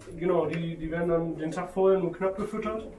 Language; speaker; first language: German; native; German